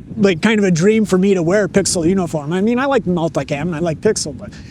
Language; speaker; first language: English; native; English